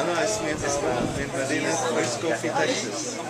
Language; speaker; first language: Arabic; non-native, learner; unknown